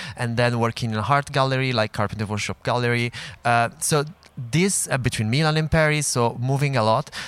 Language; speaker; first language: English; non-native, fluent; Italian